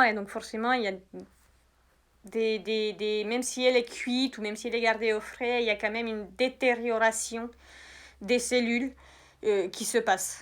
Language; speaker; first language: French; native; French